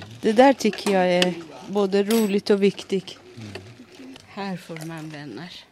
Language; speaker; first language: Swedish; non-native, fluent; Persian